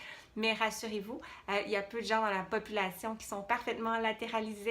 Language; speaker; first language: French; native; French